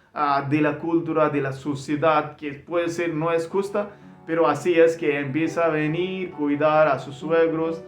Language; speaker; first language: Spanish; non-native, learner; Hindi